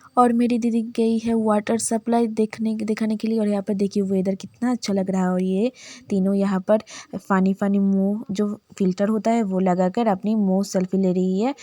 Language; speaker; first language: Hindi; non-native, local second language; Bangla